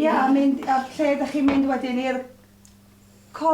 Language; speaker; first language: Welsh; native; Welsh